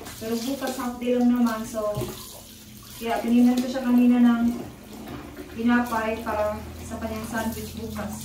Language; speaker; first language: Filipino; non-native, local second language; Cebuano